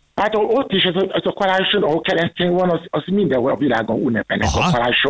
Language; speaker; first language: Hungarian; non-native, learner; Yoruba